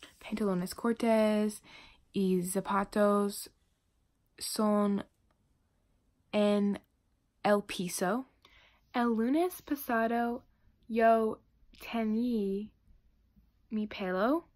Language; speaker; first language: Spanish; non-native, learner; English